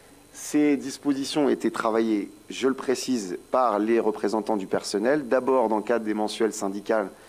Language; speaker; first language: French; native; French